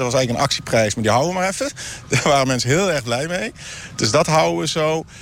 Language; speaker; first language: Dutch; native; Dutch